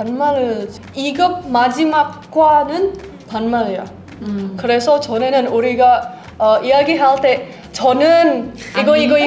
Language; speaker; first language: Korean; non-native, learner; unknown